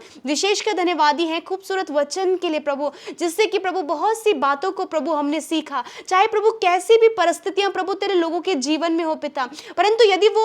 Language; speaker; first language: Hindi; native; Hindi